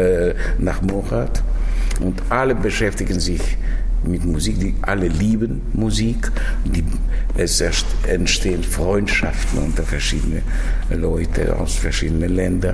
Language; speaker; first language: German; non-native, fluent; Russian